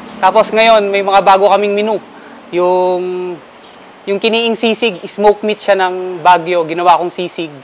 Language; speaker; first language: Filipino; non-native, local second language; Iloko